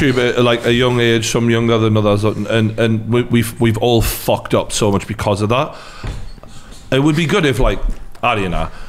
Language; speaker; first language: English; native; English